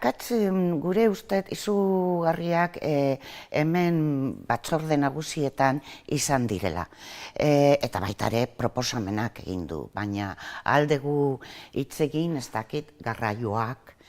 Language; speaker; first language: Basque; non-native, local second language; Spanish